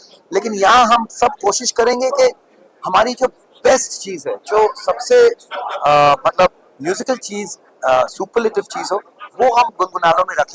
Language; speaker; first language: Hindi; native; Hindi